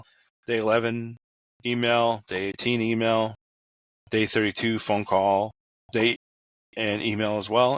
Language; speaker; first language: English; native; English